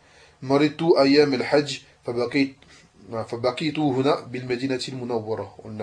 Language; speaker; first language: Arabic; non-native, fluent; French